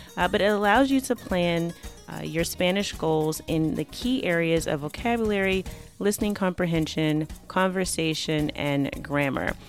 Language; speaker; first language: English; native; English